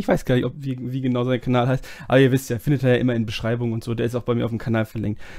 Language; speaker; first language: German; native; German